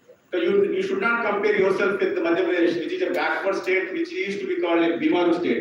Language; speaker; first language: English; non-native, local second language; Telugu